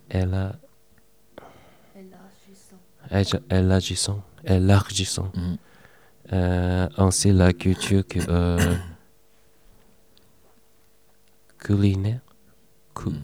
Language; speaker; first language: French; non-native, learner; Korean